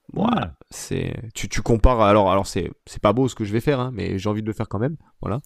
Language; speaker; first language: French; native; French